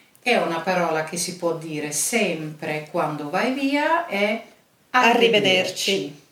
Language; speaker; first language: Italian; non-native, fluent; Dutch